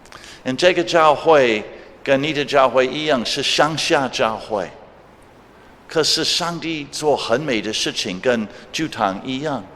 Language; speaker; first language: Chinese; non-native, fluent; English